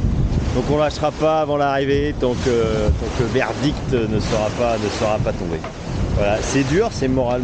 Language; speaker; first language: French; native; French